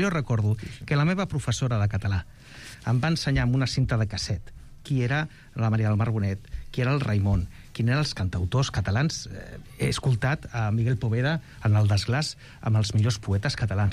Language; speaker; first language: Catalan; non-native, local second language; Spanish